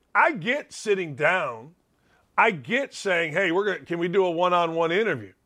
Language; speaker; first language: English; early bilingual, other home language; Serbian